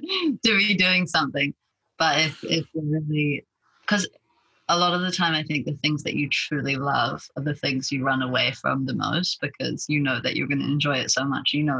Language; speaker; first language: English; native; English